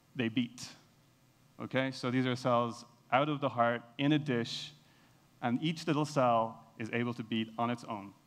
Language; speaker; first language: English; native; English